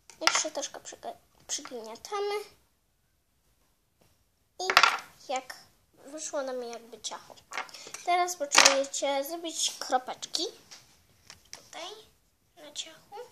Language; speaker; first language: Polish; early bilingual, heritage; Polish